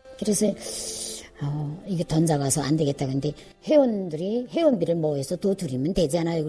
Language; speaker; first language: Korean; native; Korean